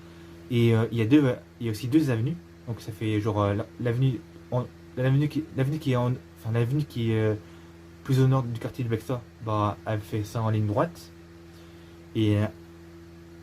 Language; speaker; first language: French; native; French